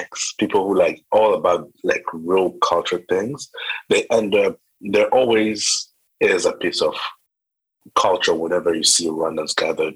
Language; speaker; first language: English; non-native, local second language; Kinyarwanda